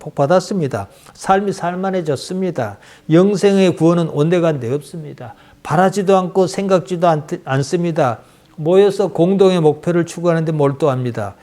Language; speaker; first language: Korean; native; Korean